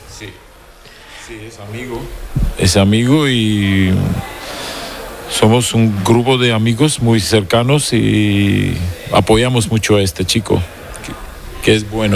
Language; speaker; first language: Spanish; non-native, fluent; Georgian